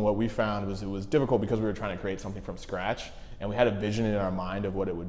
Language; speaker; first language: English; native; English